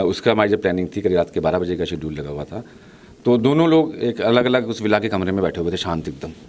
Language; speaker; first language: Hindi; native; Hindi